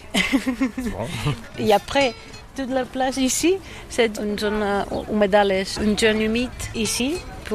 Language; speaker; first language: French; non-native, learner; Catalan